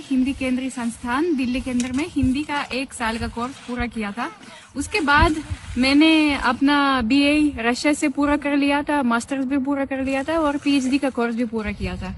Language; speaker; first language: Hindi; non-native, fluent; Russian